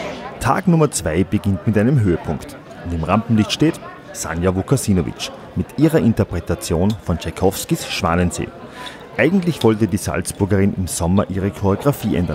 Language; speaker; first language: German; native; German